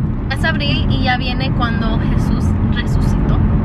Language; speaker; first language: Spanish; early bilingual, heritage; Spanish